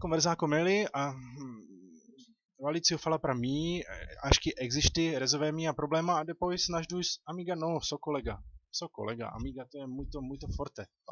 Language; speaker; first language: Portuguese; non-native, learner; Czech